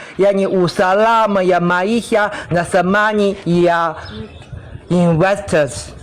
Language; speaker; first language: Swahili; non-native, learner; Chinese